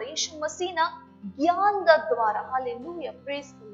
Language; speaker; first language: English; non-native, local second language; Tulu